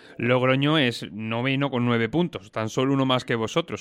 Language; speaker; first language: Spanish; native; Spanish